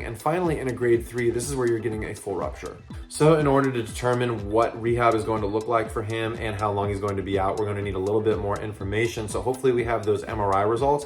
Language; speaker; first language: English; native; English